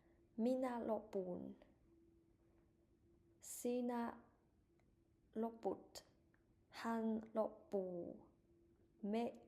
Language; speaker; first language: Finnish; non-native, learner; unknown